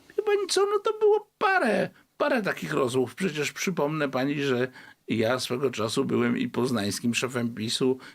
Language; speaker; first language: Polish; native; Polish